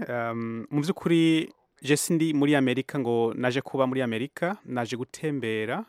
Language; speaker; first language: Rundi; early bilingual, heritage; Rundi